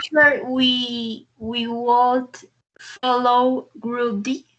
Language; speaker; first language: English; non-native, learner; Spanish